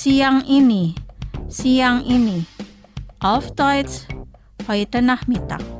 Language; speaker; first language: German; non-native, fluent; Indonesian